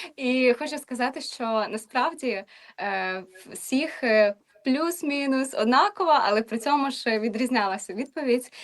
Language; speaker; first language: Ukrainian; native; Ukrainian